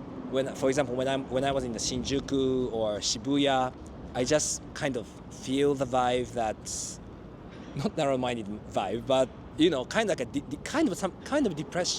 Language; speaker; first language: English; non-native, fluent; Japanese